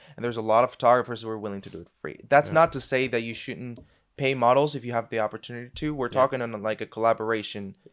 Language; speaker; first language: English; non-native, fluent; Spanish